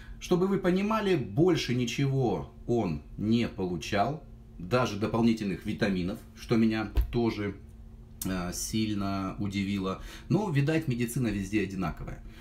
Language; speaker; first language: Russian; native; Russian